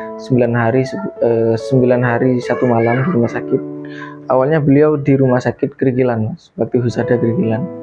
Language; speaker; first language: Indonesian; non-native, local second language; Madurese